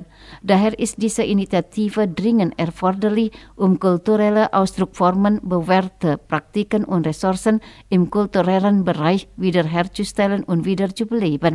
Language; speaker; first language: German; non-native, fluent; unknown